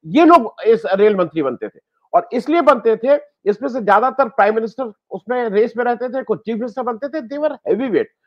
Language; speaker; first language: Hindi; native; Hindi